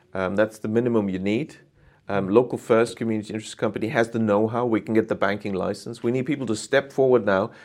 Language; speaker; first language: English; non-native, fluent; German